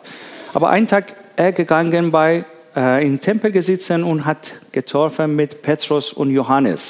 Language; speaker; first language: German; non-native, learner; Persian